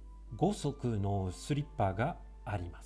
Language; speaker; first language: Japanese; non-native, fluent; French